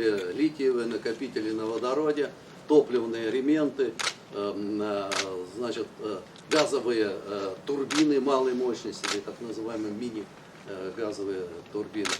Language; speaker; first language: Russian; native; Russian